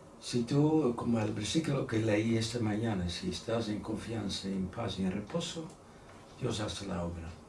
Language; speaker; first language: Spanish; non-native, fluent; Dutch